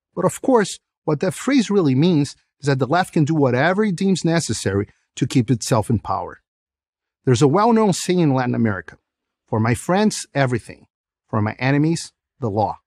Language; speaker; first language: English; non-native, fluent; Portuguese